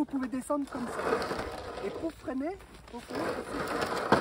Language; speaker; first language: French; native; French